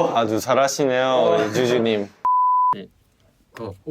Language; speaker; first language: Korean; non-native, fluent; Japanese